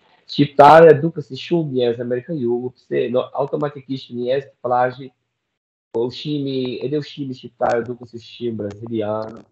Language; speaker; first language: Albanian; non-native, learner; Portuguese